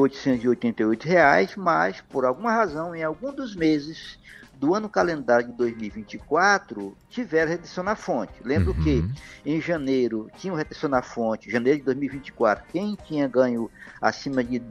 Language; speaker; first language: Portuguese; native; Portuguese